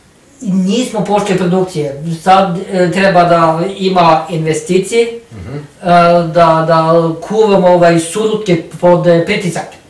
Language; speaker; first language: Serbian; non-native, learner; Norwegian